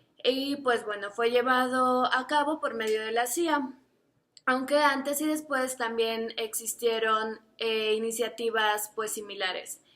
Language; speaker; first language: Spanish; native; Spanish